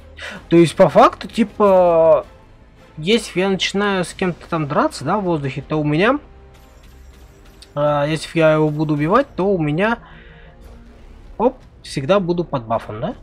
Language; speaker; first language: Russian; native; Russian